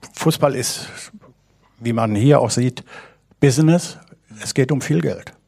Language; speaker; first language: German; native; German